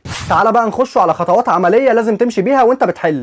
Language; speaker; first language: Arabic; native; Arabic